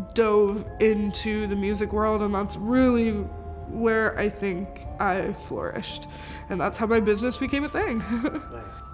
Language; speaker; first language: English; native; English